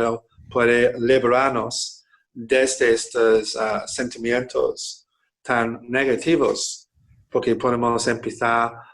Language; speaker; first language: Spanish; non-native, fluent; English